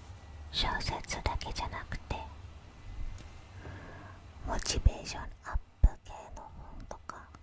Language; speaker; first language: Japanese; non-native, fluent; Indonesian